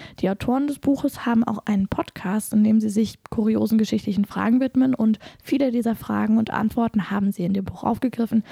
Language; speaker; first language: German; native; German